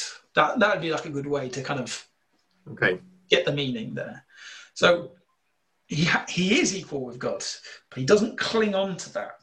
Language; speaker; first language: English; native; English